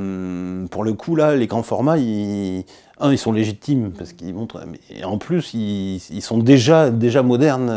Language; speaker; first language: French; native; French